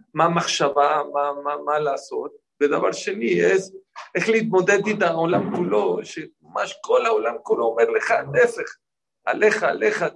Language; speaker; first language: Hebrew; non-native, fluent; Spanish